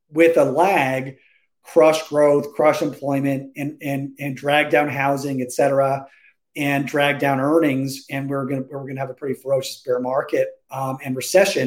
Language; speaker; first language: English; native; English